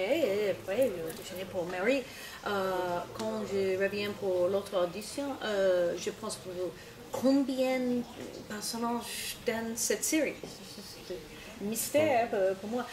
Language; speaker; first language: French; non-native, learner; English